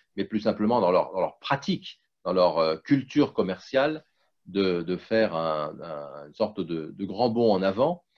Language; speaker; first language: French; native; French